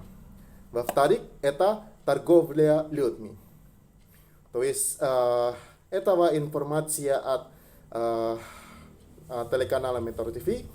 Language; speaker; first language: Russian; non-native, learner; Indonesian